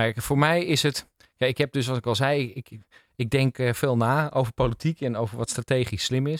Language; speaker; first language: Dutch; native; Dutch